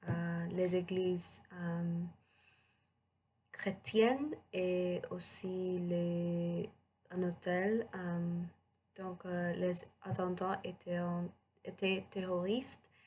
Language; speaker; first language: French; non-native, learner; English